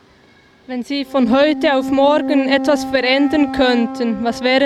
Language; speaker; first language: German; native; German